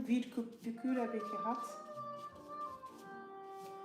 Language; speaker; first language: Dutch; non-native, fluent; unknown